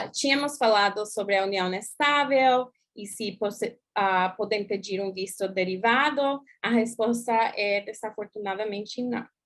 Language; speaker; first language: Portuguese; non-native, fluent; English